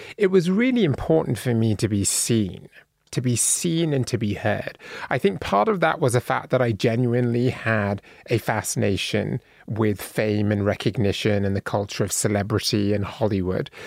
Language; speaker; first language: English; native; English